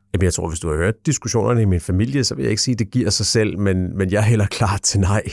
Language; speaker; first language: Danish; native; Danish